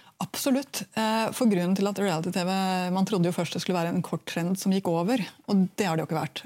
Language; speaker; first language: Norwegian; native; Norwegian